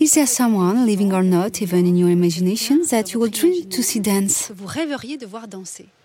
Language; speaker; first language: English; non-native, fluent; French